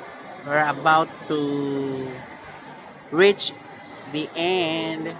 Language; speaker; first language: English; non-native, learner; Filipino